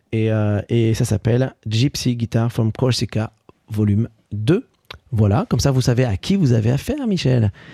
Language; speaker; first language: French; early bilingual, other home language; Arabic